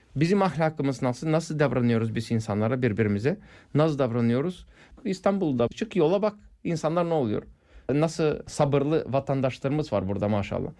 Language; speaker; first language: Turkish; non-native, fluent; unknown